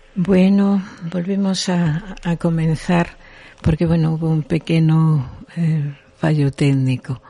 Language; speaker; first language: Spanish; non-native, local second language; Galician